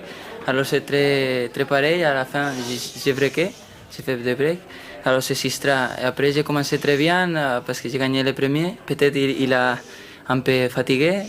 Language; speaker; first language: French; non-native, fluent; Spanish